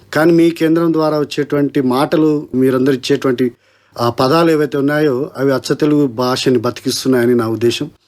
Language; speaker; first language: Telugu; native; Telugu